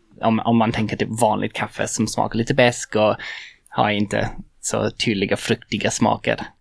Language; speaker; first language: Swedish; non-native, fluent; English